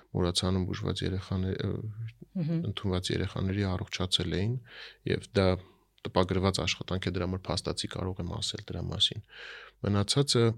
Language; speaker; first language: Armenian; native; Armenian